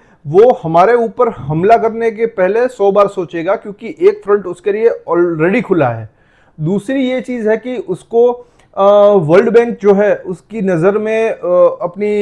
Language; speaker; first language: Hindi; non-native, local second language; Gujarati